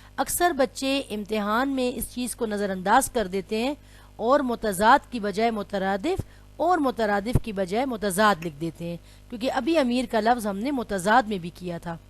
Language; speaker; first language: Urdu; non-native, local second language; Pashto